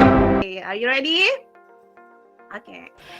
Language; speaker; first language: English; non-native, fluent; Indonesian